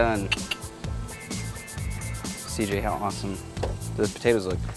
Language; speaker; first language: English; native; English